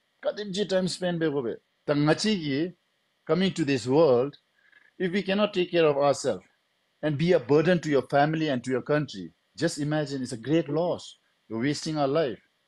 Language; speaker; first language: English; non-native, local second language; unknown